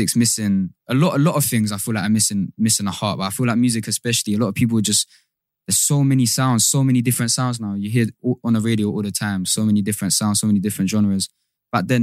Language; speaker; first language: English; native; English